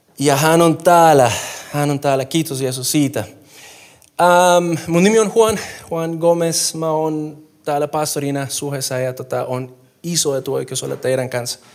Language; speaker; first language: Finnish; non-native, fluent; Spanish